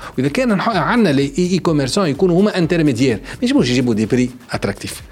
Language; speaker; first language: French; non-native, local second language; Arabic